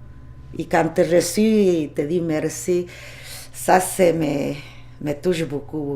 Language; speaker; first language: French; non-native, learner; Spanish